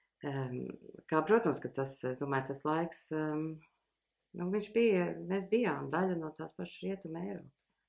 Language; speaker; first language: Latvian; early bilingual, heritage; Latvian